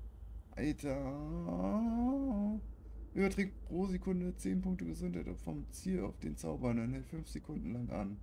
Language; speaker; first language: German; native; German